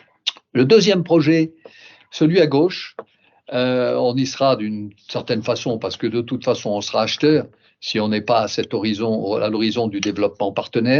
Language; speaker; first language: French; native; French